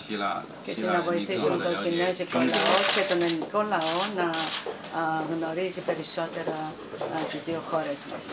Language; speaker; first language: Greek; non-native, fluent; Chinese